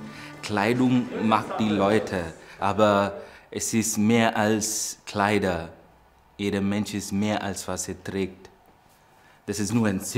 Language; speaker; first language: German; non-native, fluent; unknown